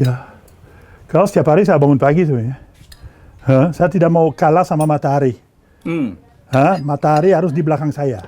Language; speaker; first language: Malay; non-native, fluent; French